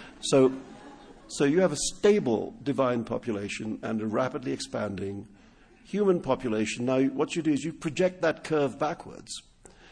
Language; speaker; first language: English; non-native, local second language; Urdu